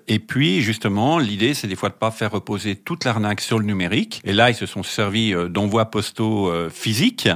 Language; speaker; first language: French; native; French